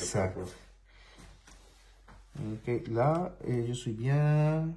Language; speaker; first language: French; non-native, learner; Spanish